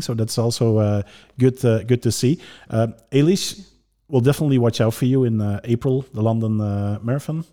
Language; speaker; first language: English; non-native, fluent; Dutch